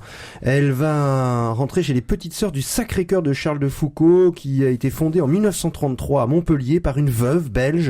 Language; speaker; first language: French; native; French